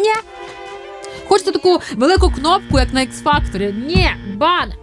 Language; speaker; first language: Ukrainian; native; Ukrainian